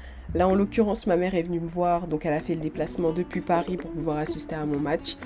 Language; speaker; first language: French; early bilingual, other home language; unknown